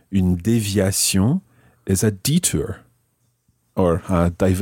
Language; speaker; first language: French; non-native, fluent; English